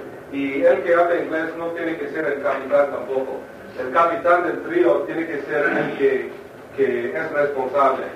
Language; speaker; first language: Spanish; non-native, fluent; English